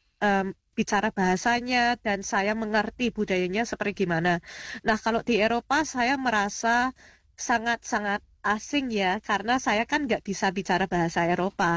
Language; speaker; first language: Indonesian; early bilingual, heritage; Indonesian